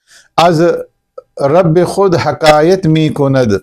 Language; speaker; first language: Persian; non-native, fluent; Urdu